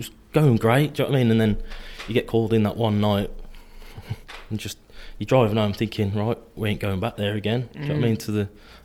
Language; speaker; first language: English; native; English